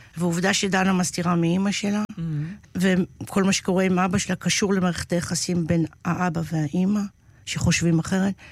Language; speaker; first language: Hebrew; native; Hebrew